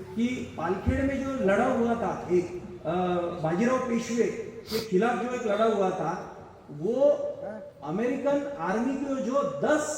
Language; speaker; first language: Hindi; non-native, local second language; Marathi